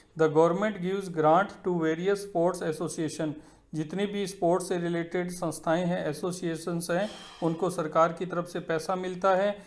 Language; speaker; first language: Hindi; native; Hindi